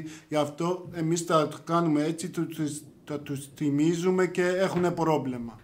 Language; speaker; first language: Greek; non-native, learner; Persian